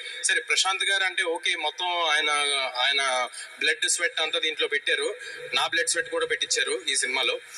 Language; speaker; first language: Telugu; native; Telugu